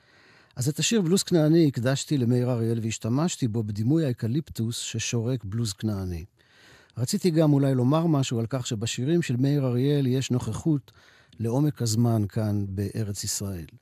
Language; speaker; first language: Hebrew; native; Hebrew